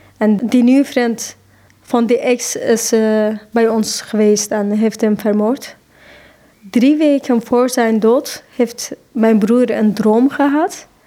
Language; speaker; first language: Dutch; non-native, fluent; Turkish